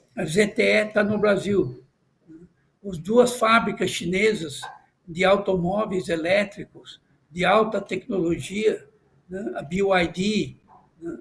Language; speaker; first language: Portuguese; non-native, fluent; Chinese